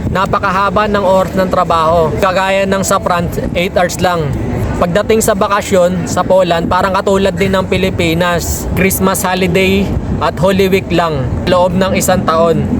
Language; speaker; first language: Filipino; native; Filipino